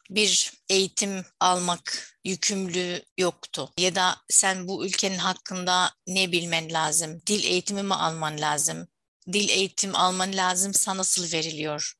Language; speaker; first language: Turkish; non-native, fluent; Arabic